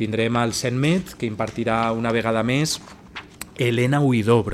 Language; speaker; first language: Catalan; native; Catalan